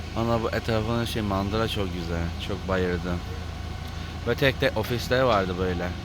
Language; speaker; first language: Turkish; non-native, fluent; Chinese